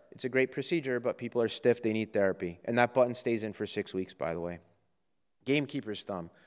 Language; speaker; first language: English; native; English